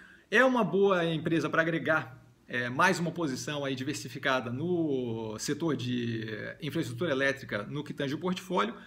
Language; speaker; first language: Portuguese; native; Portuguese